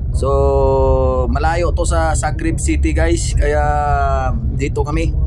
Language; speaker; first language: Filipino; non-native, local second language; Cebuano